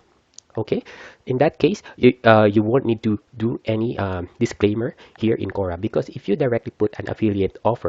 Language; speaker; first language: English; non-native, fluent; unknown